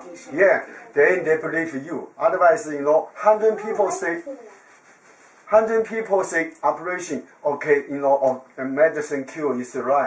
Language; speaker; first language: English; non-native, learner; Chinese